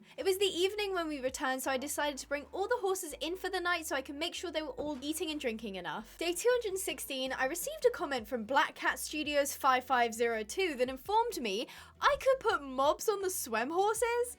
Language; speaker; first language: English; native; English